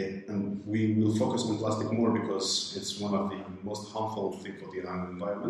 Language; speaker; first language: English; non-native, fluent; Arabic